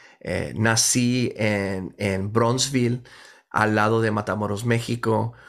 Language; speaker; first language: Spanish; early bilingual, heritage; Spanish